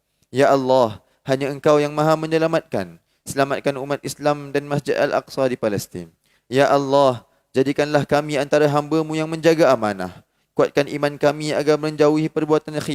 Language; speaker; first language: Malay; native; Malay